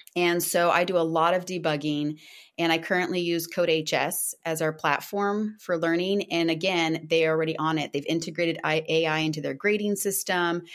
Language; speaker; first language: English; non-native, fluent; Portuguese